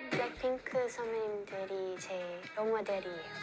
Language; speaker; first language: Korean; non-native, learner; Thai